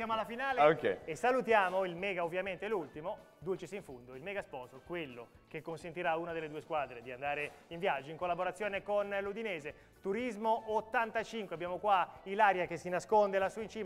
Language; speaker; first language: Italian; native; Italian